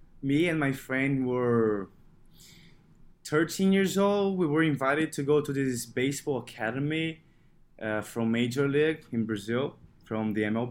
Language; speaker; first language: English; non-native, fluent; Portuguese